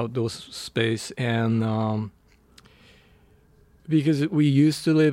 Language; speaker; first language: English; non-native, fluent; Japanese